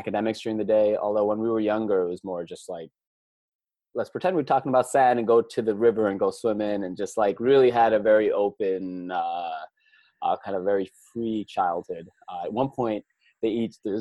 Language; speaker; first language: English; native; English